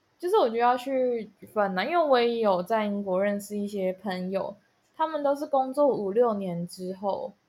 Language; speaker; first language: Chinese; native; Chinese